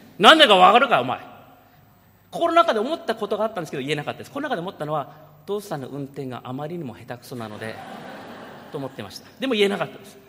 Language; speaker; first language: Japanese; early bilingual, heritage; Japanese